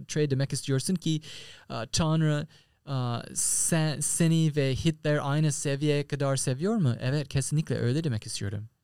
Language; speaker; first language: Turkish; non-native, fluent; English